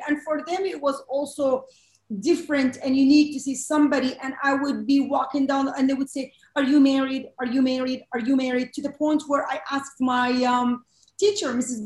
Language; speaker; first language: English; non-native, fluent; Arabic